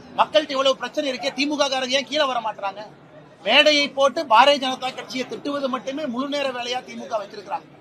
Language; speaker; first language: Tamil; native; Tamil